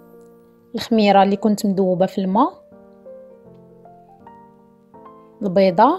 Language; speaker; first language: Arabic; native; Arabic